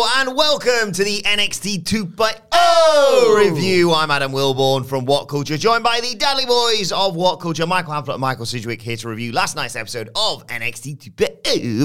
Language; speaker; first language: English; native; English